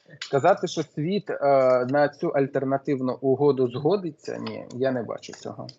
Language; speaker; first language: Ukrainian; non-native, local second language; Russian